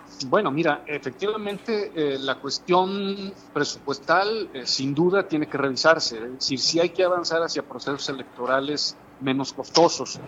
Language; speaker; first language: Spanish; native; Spanish